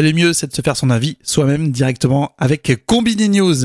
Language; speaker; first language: French; native; French